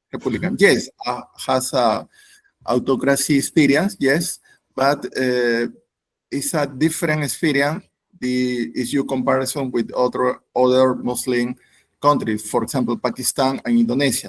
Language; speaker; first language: English; non-native, learner; Spanish